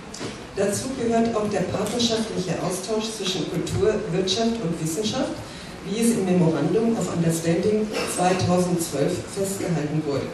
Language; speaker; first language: German; native; German